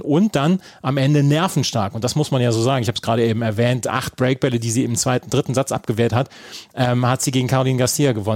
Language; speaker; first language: German; native; German